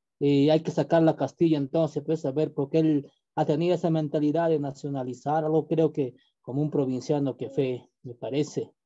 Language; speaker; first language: Spanish; native; Spanish